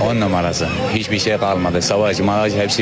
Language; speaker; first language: Turkish; non-native, learner; Arabic